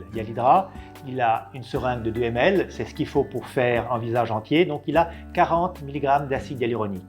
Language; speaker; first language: French; non-native, fluent; Italian